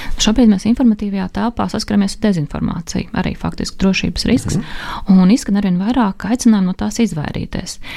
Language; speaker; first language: Latvian; native; Latvian